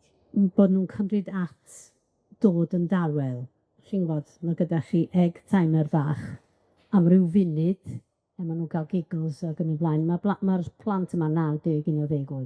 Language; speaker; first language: Welsh; native; Welsh